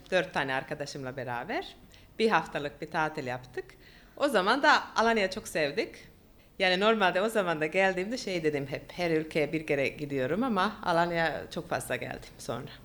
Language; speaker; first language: Turkish; non-native, fluent; Finnish